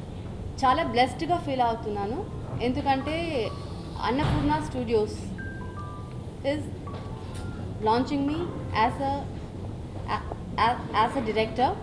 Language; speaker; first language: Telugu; non-native, learner; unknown